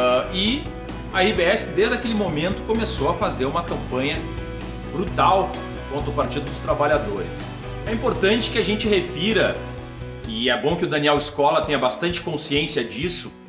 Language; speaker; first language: Portuguese; native; Portuguese